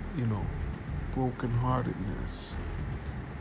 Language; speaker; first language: English; native; English